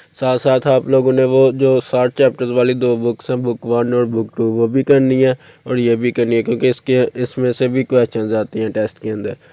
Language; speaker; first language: Urdu; non-native, local second language; Punjabi